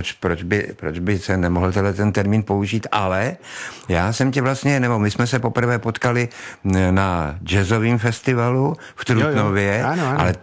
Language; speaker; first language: Czech; native; Czech